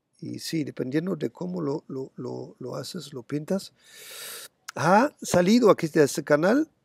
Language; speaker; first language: Spanish; non-native, fluent; German